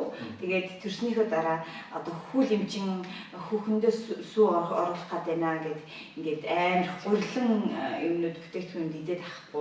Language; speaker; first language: Mongolian; native; Mongolian